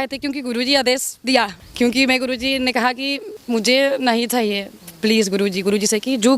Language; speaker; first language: Hindi; non-native, learner; Spanish